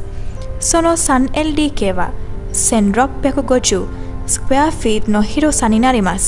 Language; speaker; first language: Japanese; non-native, learner; Sinhala